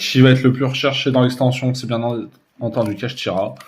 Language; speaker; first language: French; native; French